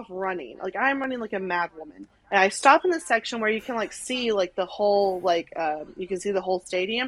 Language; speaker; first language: English; native; English